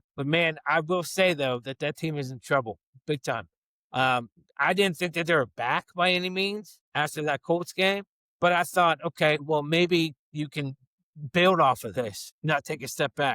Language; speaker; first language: English; native; English